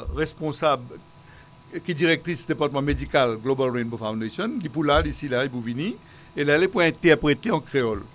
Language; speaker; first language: French; non-native, local second language; Morisyen